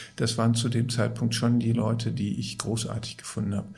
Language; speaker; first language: German; native; German